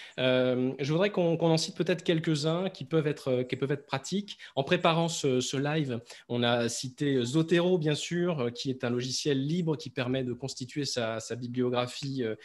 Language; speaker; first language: French; native; French